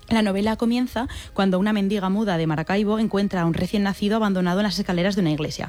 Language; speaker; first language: Spanish; native; Spanish